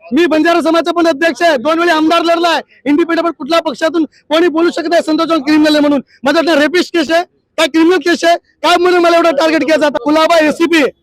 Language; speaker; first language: Marathi; non-native, local second language; Lambadi